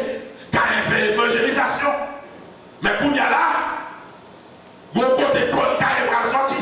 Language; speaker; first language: French; non-native, local second language; Haitian Creole